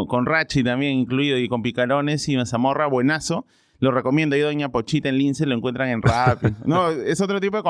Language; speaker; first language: Spanish; native; Spanish